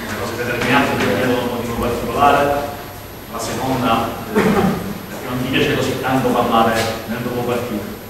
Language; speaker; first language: Italian; native; Italian